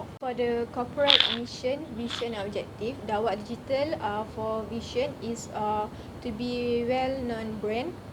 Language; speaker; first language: English; non-native, learner; Malay